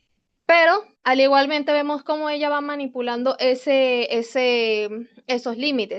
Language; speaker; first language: Spanish; native; Spanish